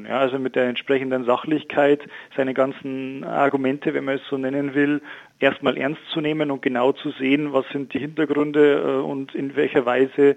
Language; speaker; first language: German; native; German